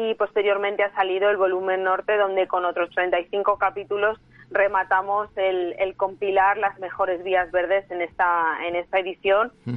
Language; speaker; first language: Spanish; native; Spanish